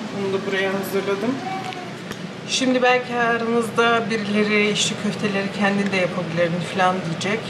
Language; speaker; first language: Turkish; early bilingual, heritage; Turkish